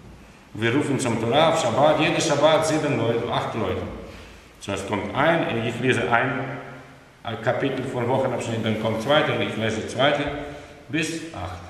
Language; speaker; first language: German; non-native, learner; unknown